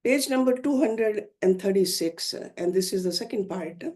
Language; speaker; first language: English; non-native, local second language; Hindi